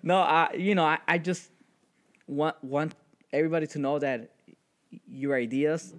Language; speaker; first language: English; early bilingual, other home language; Spanish